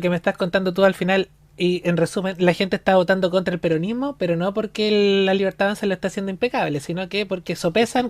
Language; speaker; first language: Spanish; native; Spanish